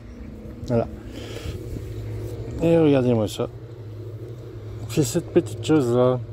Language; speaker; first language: French; native; French